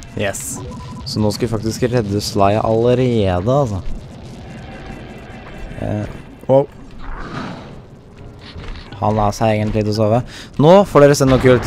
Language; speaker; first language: Norwegian; native; Norwegian